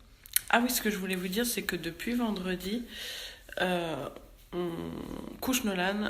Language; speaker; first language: French; native; French